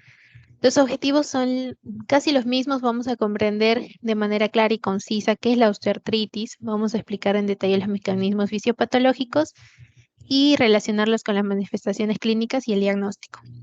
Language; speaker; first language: Spanish; native; Spanish